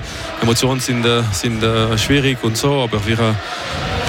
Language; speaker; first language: German; non-native, local second language; French